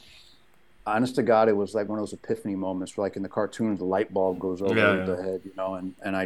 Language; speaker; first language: English; native; English